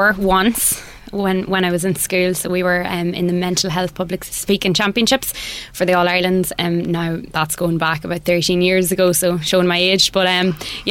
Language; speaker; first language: English; native; English